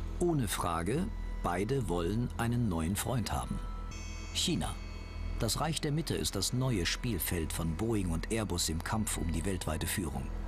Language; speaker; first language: German; native; German